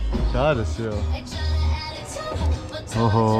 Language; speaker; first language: Korean; early bilingual, heritage; English